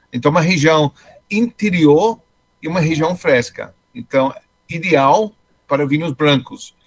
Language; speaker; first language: Portuguese; non-native, fluent; English